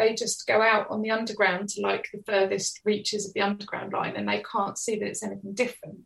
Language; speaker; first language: English; native; English